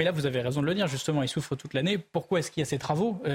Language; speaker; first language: French; native; French